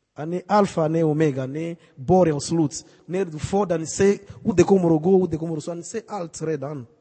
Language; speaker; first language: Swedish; non-native, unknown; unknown